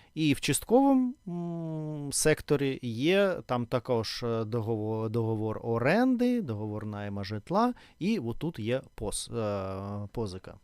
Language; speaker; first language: Ukrainian; non-native, learner; Russian